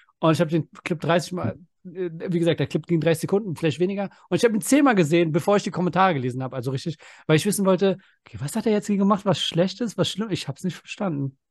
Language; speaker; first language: German; early bilingual, other home language; Persian